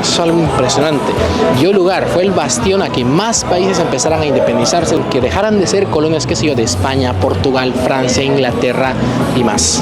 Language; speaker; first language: Spanish; native; Spanish